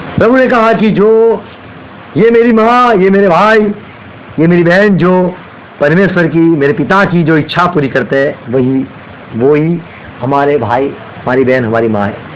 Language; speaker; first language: Hindi; non-native, local second language; Gujarati